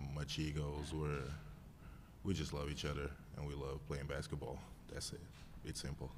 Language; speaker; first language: English; non-native, fluent; Portuguese